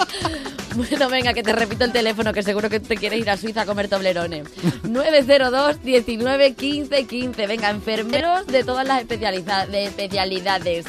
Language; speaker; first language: Spanish; native; Spanish